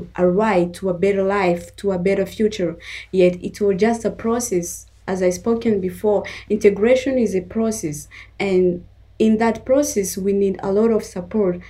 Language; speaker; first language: English; non-native, fluent; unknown